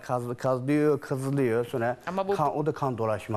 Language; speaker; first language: Turkish; non-native, learner; Chinese